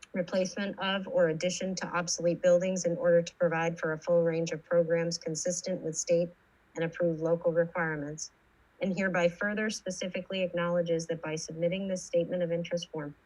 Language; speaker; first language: English; native; English